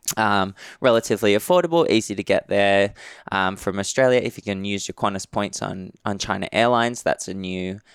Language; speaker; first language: English; native; English